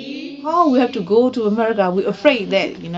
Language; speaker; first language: English; non-native, learner; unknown